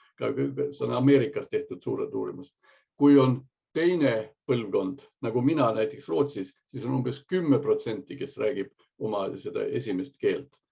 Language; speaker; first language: Estonian; early bilingual, heritage; Estonian